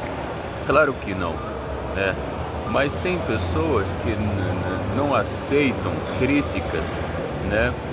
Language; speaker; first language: Portuguese; non-native, fluent; Arabic